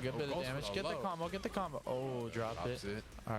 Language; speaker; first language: English; native; English